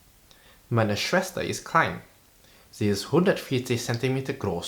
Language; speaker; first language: German; non-native, fluent; Indonesian